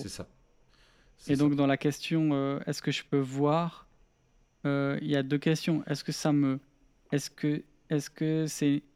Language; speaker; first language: French; native; French